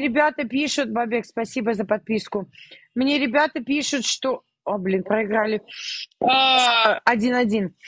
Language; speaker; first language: Russian; native; Russian